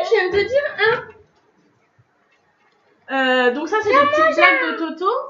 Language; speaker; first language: French; native; French